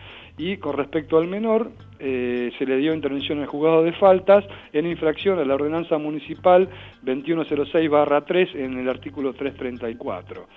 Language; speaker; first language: Spanish; native; Spanish